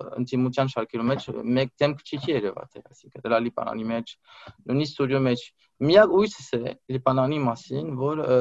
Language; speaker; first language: Armenian; early bilingual, heritage; Armenian